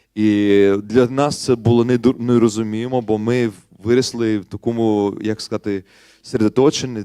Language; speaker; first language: Ukrainian; non-native, learner; English